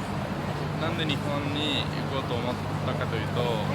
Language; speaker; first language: Japanese; non-native, fluent; Spanish